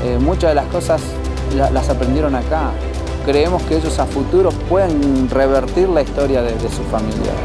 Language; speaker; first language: Spanish; native; Spanish